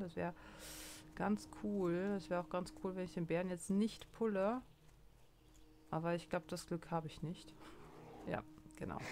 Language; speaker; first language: German; native; German